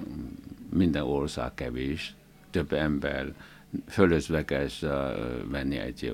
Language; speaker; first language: Hungarian; non-native, learner; Chinese